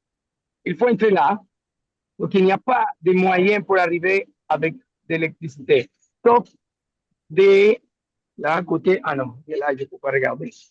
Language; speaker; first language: French; non-native, learner; Spanish